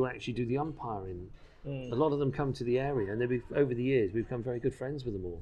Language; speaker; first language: English; native; English